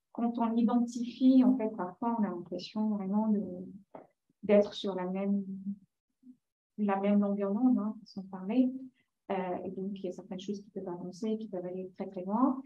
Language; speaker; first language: French; native; French